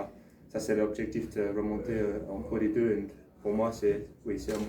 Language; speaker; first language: French; non-native, learner; English